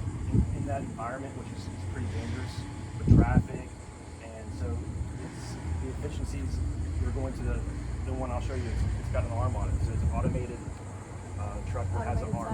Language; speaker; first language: English; native; English